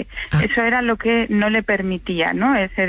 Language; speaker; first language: Spanish; native; Spanish